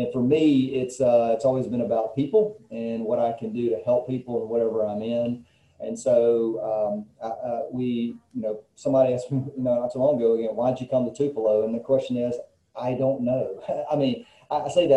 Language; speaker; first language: English; native; English